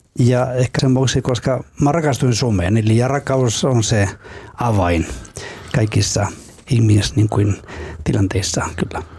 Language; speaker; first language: Finnish; non-native, fluent; Spanish